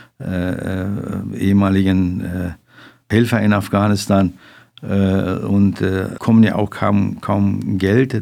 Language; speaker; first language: German; non-native, fluent; Persian